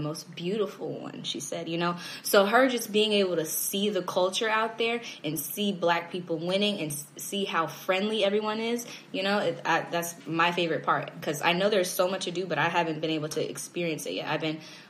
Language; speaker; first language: English; native; English